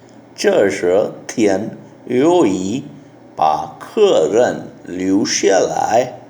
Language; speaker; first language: Chinese; non-native, learner; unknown